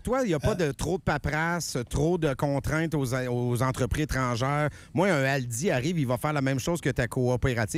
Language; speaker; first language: French; native; French